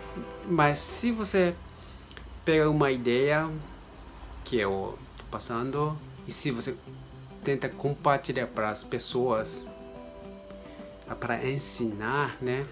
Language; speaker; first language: Portuguese; non-native, learner; Japanese